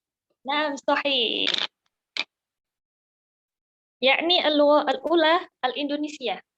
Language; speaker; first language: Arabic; non-native, learner; Indonesian